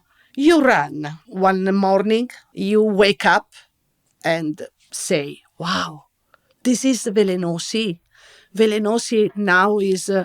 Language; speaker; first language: English; non-native, learner; Italian